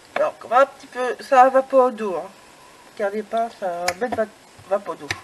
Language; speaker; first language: French; native; French